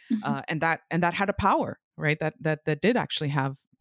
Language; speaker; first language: English; non-native, local second language; Urdu